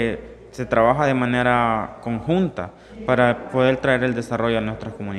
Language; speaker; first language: Spanish; native; Spanish